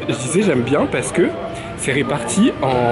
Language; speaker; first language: French; native; French